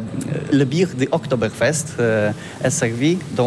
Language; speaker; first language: French; non-native, fluent; Polish